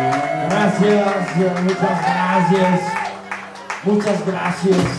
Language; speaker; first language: Spanish; non-native, local second language; Catalan